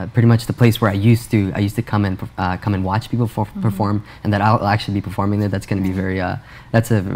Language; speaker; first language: English; native; English